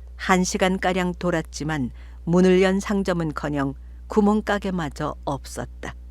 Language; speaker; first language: Korean; native; Korean